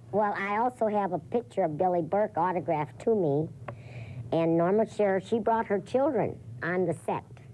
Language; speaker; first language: English; native; English